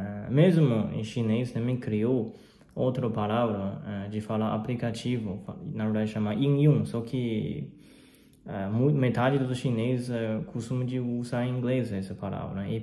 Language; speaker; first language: Portuguese; non-native, fluent; Chinese